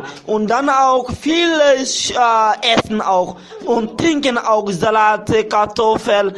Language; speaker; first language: German; non-native, learner; Bambara